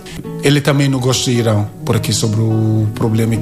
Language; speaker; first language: Portuguese; non-native, learner; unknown